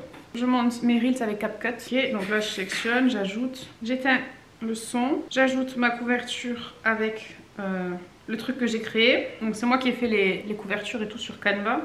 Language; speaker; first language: French; native; French